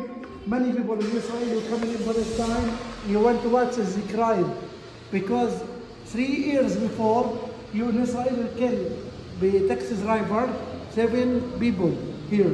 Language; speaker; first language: English; non-native, learner; Arabic